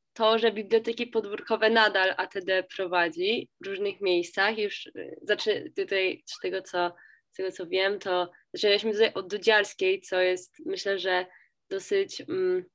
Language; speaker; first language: Polish; non-native, learner; French